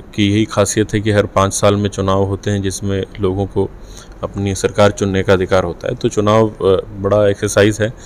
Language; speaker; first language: Hindi; native; Hindi